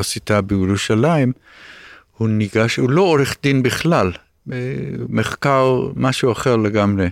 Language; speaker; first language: Hebrew; early bilingual, other home language; English